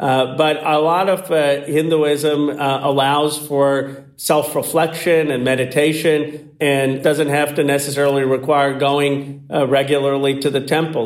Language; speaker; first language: English; native; English